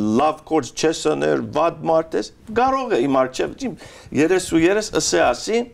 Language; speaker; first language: Armenian; early bilingual, heritage; Armenian